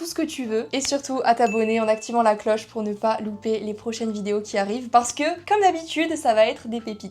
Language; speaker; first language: French; native; French